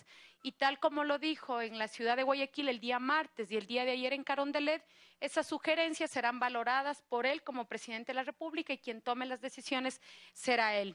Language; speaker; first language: Spanish; native; Spanish